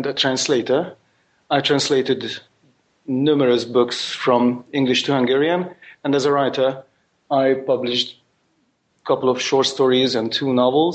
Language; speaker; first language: English; non-native, fluent; Hungarian